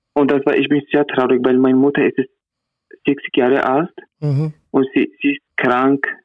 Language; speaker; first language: German; non-native, learner; Arabic